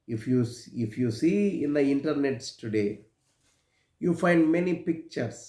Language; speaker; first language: English; non-native, local second language; Telugu